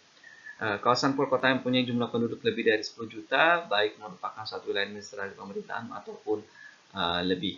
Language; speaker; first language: Indonesian; native; Indonesian